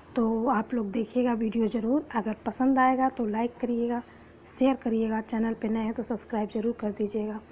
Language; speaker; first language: Hindi; native; Hindi